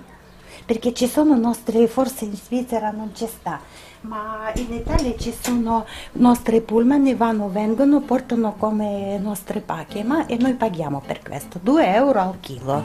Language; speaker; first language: Italian; non-native, learner; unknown